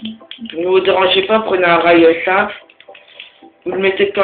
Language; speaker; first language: French; native; French